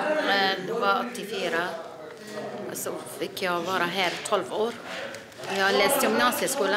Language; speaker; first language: Swedish; non-native, learner; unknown